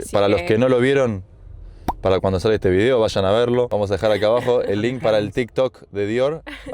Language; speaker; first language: Spanish; native; Spanish